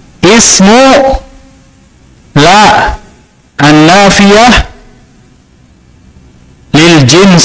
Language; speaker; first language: Arabic; non-native, fluent; Indonesian